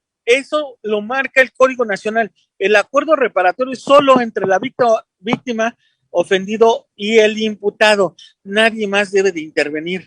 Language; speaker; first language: Spanish; native; Spanish